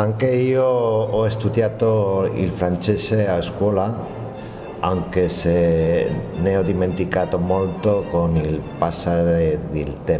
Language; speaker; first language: Italian; non-native, learner; Spanish